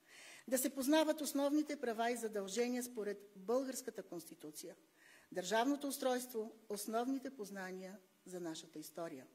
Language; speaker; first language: Bulgarian; native; Bulgarian